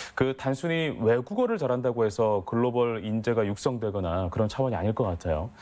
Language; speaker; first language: Korean; native; Korean